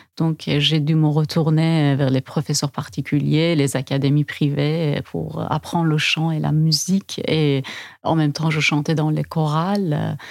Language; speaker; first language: French; non-native, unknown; Persian